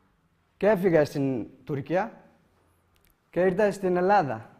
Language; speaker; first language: Greek; non-native, learner; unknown